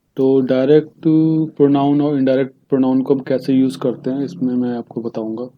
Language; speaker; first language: Hindi; native; Hindi